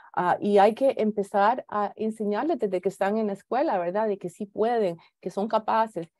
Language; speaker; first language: Spanish; native; Spanish